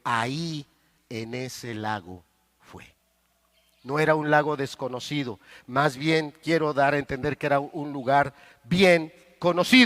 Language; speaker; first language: Spanish; native; Spanish